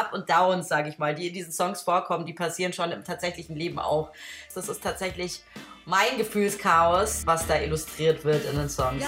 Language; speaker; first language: German; native; German